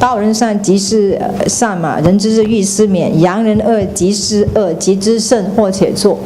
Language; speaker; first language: Chinese; native; Chinese